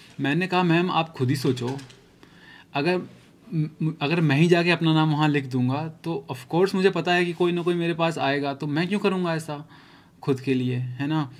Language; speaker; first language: Hindi; native; Hindi